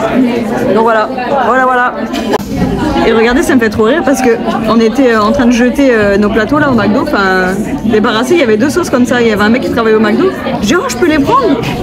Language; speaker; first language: French; native; French